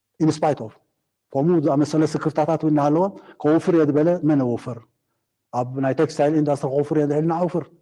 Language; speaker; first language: Tigrinya; native; Tigrinya